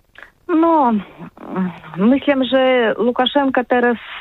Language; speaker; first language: Polish; non-native, learner; Russian